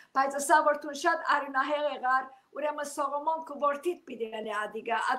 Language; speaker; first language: Armenian; early bilingual, heritage; Armenian